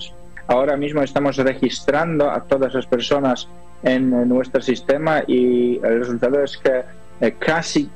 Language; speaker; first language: Spanish; non-native, fluent; Polish